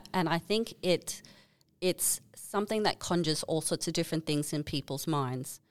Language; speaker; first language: English; native; English